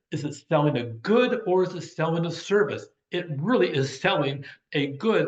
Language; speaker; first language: English; native; English